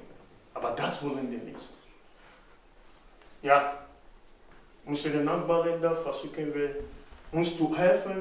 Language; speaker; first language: German; non-native, fluent; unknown